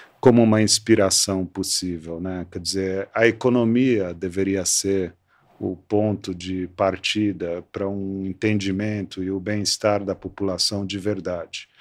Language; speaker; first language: Portuguese; early bilingual, other home language; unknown